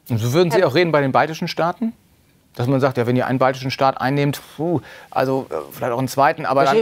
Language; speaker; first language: German; native; German